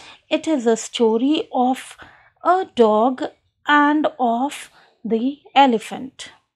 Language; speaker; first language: English; non-native, local second language; Hindi